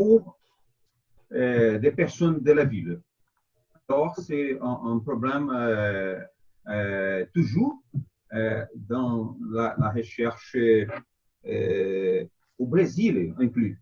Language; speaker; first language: French; non-native, fluent; Portuguese